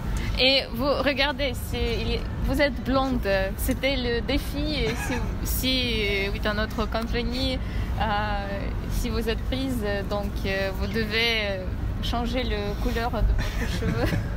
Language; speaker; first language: French; non-native, learner; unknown